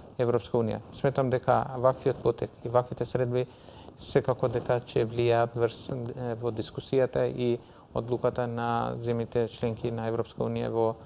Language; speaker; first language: Macedonian; non-native, local second language; Albanian